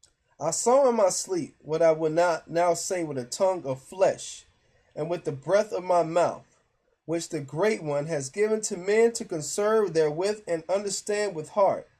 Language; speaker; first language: English; native; English